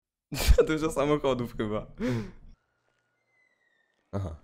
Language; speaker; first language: Polish; native; Polish